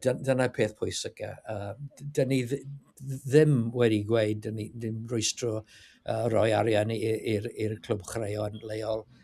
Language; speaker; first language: Welsh; non-native, learner; English